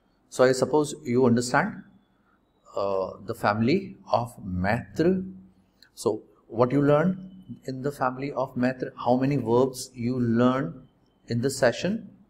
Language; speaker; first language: English; non-native, local second language; Hindi